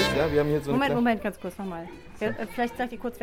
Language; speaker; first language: German; native; German